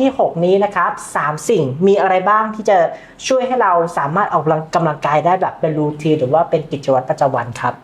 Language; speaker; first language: Thai; native; Thai